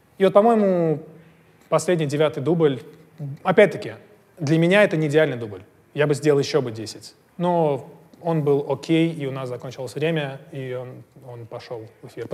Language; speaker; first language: Russian; native; Russian